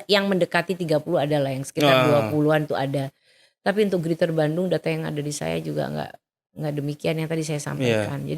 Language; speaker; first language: Indonesian; native; Indonesian